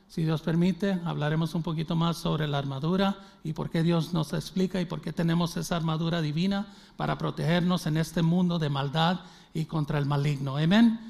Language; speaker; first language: Spanish; early bilingual, heritage; Spanish